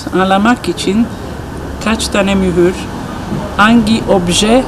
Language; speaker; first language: Turkish; non-native, learner; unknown